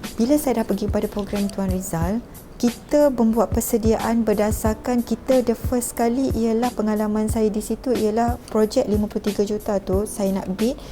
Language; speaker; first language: Malay; native; Malay